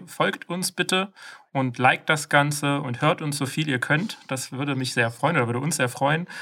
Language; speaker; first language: German; native; German